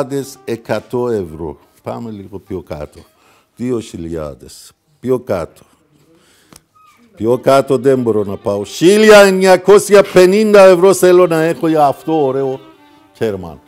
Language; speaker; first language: Greek; non-native, fluent; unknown